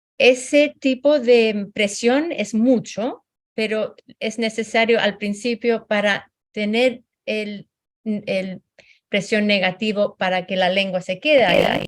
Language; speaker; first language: Spanish; early bilingual, heritage; Spanish